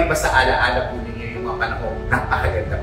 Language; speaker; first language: Filipino; native; Filipino